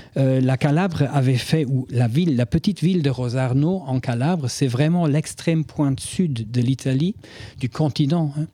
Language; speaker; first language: French; non-native, fluent; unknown